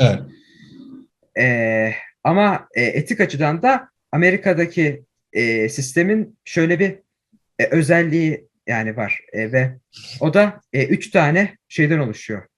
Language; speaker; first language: Turkish; early bilingual, heritage; Turkish